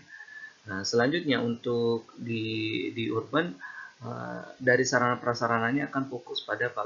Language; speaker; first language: Indonesian; native; Indonesian